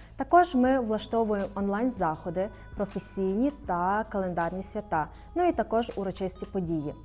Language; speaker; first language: Ukrainian; native; Ukrainian